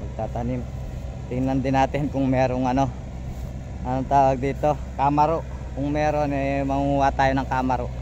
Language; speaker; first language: Filipino; non-native, local second language; Pampanga